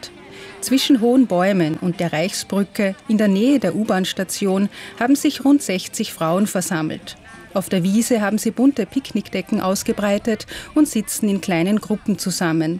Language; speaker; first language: German; native; German